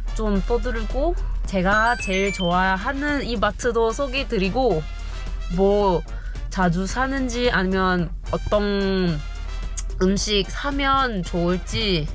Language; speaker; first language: Korean; non-native, fluent; English